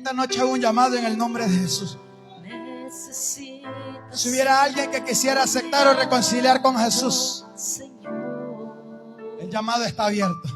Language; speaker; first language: Spanish; native; Spanish